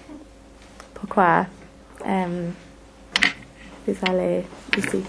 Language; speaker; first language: French; non-native, learner; English